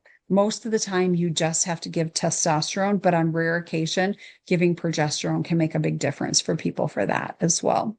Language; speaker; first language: English; native; English